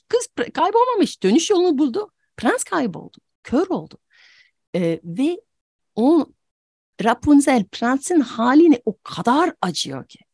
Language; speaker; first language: Turkish; non-native, fluent; French